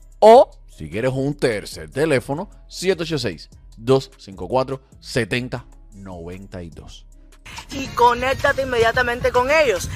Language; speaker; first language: Spanish; native; Spanish